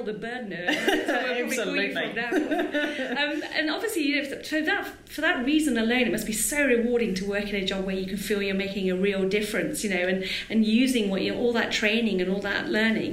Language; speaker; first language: English; native; English